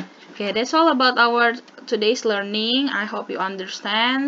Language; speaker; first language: English; non-native, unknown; Indonesian